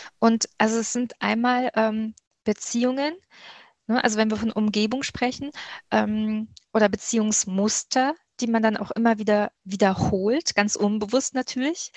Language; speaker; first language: German; native; German